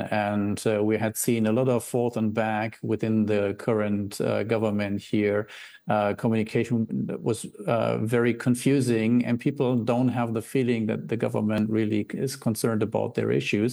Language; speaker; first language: English; non-native, fluent; German